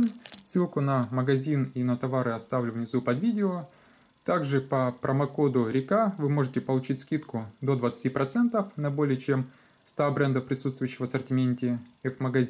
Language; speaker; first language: Russian; native; Russian